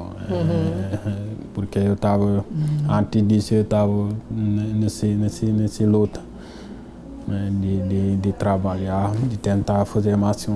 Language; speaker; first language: Portuguese; non-native, fluent; Wolof